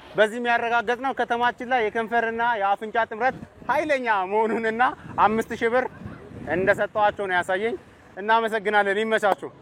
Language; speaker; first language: Amharic; native; Amharic